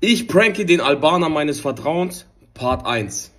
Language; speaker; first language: German; native; German